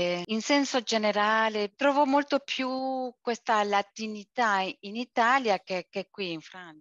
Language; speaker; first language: Italian; non-native, fluent; Spanish